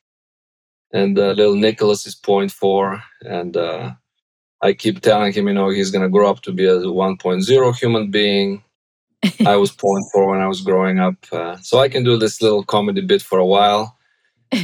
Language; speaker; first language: English; non-native, fluent; Bulgarian